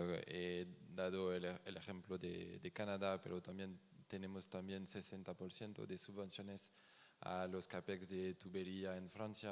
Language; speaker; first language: Spanish; non-native, fluent; French